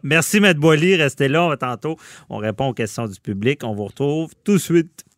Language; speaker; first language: French; native; French